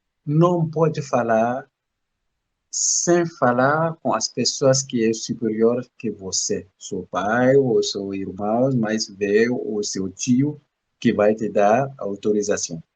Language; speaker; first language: Portuguese; non-native, learner; Bambara